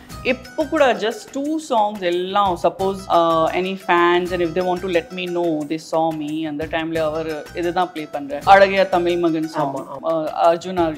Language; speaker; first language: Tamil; non-native, learner; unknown